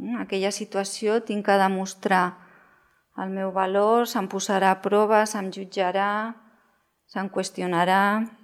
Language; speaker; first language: Catalan; non-native, local second language; Spanish